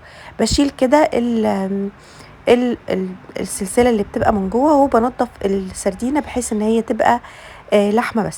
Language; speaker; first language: Arabic; native; Arabic